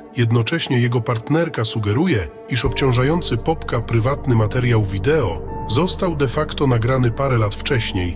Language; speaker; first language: Polish; native; Polish